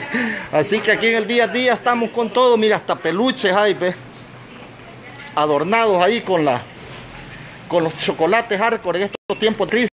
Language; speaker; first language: Spanish; native; Spanish